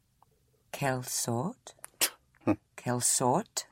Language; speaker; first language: French; non-native, learner; English